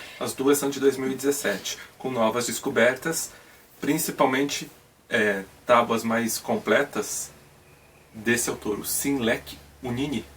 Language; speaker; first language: Portuguese; native; Portuguese